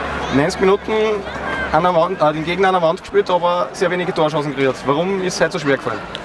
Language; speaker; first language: German; native; German